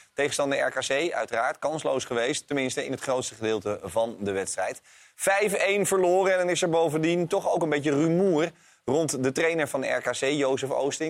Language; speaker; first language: Dutch; native; Dutch